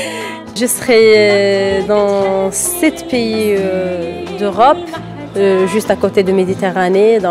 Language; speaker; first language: French; non-native, local second language; Arabic